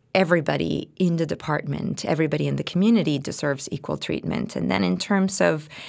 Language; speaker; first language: English; non-native, fluent; Spanish